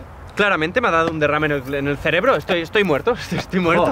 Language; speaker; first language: Spanish; native; Spanish